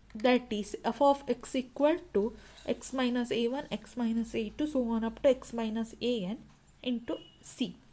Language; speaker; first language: English; non-native, local second language; Kannada